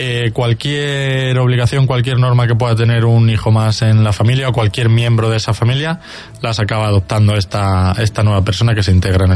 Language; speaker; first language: Spanish; native; Spanish